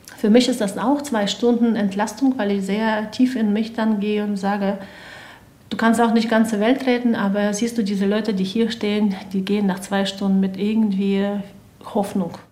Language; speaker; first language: German; non-native, fluent; Ukrainian